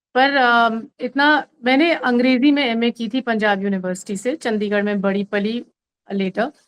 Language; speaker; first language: Hindi; native; Hindi